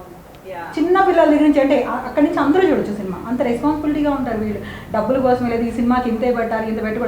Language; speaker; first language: Telugu; native; Telugu